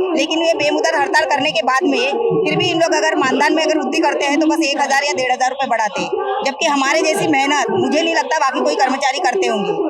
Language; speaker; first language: Hindi; non-native, local second language; Marathi